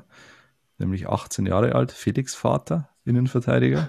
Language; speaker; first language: German; native; German